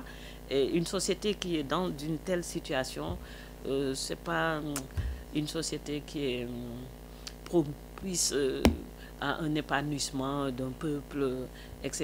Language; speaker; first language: French; non-native, local second language; Wolof